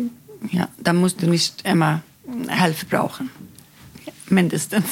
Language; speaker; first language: German; non-native, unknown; Persian